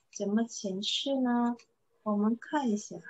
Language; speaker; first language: Chinese; non-native, fluent; Indonesian